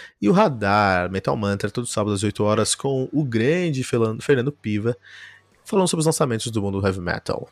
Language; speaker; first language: Portuguese; early bilingual, heritage; Portuguese